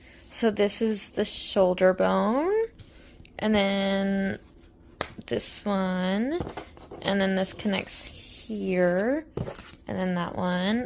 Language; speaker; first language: English; native; English